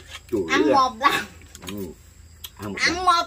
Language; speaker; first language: Vietnamese; non-native, learner; Thai